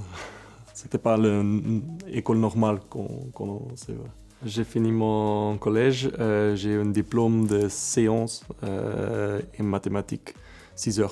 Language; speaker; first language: French; non-native, local second language; Dutch